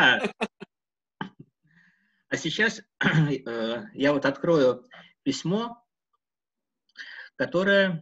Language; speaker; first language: Russian; native; Russian